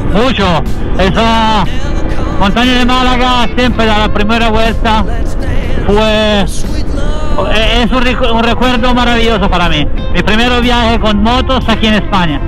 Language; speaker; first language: Spanish; non-native, learner; Italian